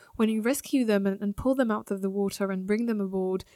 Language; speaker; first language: English; non-native, fluent; Slovak